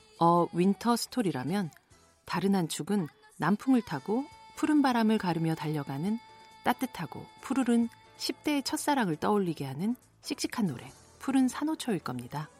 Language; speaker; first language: Korean; native; Korean